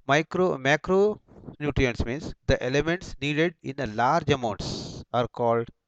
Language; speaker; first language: English; non-native, local second language; Kannada